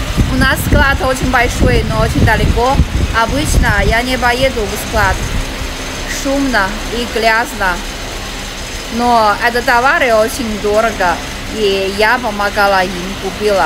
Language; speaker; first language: Russian; non-native, learner; Chinese